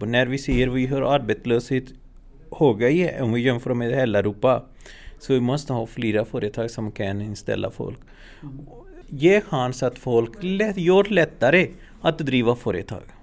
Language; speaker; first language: Swedish; non-native, learner; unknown